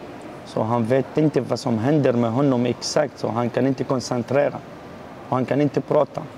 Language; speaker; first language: Swedish; non-native, learner; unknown